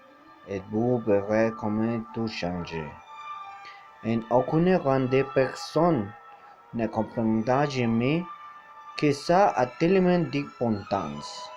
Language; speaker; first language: French; non-native, learner; Spanish